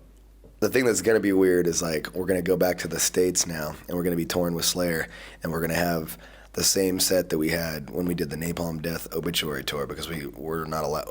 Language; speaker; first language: English; native; English